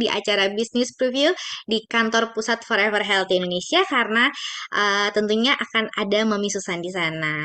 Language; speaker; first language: Indonesian; native; Indonesian